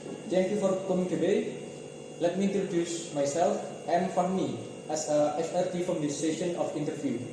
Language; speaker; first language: English; non-native, learner; Indonesian